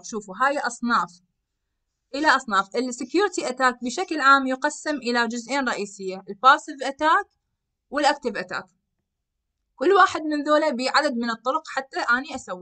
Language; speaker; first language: Arabic; native; Arabic